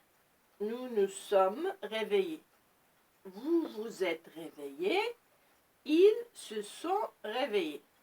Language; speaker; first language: French; non-native, local second language; Arabic